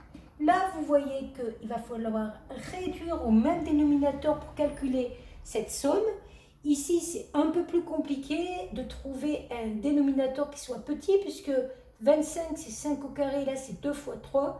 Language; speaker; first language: French; native; French